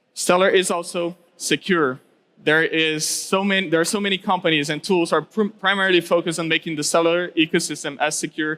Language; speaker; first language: English; non-native, local second language; Portuguese